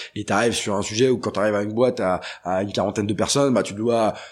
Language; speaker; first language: French; native; French